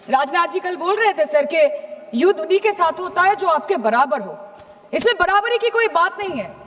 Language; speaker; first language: Hindi; non-native, local second language; Bangla